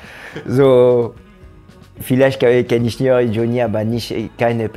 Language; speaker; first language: German; non-native, fluent; French